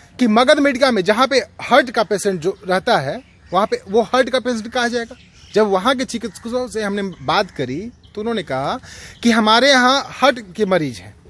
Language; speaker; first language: Hindi; native; Hindi